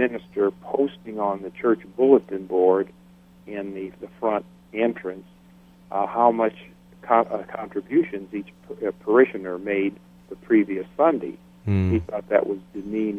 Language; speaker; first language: English; native; English